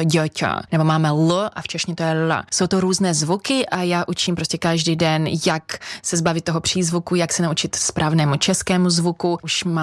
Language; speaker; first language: Czech; non-native, fluent; Russian